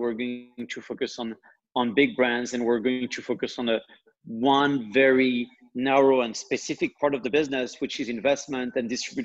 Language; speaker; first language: English; non-native, fluent; French